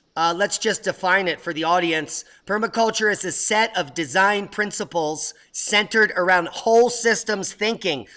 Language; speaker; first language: English; native; English